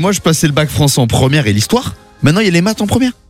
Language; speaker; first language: French; native; French